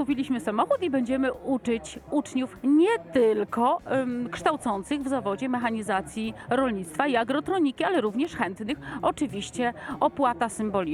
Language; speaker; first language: Polish; native; Polish